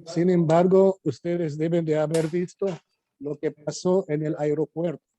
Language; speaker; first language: Spanish; non-native, fluent; Arabic